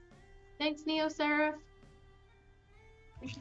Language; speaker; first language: English; native; English